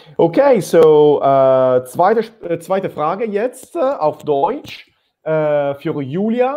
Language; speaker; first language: German; non-native, fluent; Italian